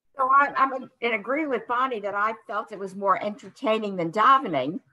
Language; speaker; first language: English; native; English